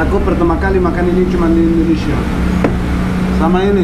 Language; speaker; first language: Indonesian; non-native, learner; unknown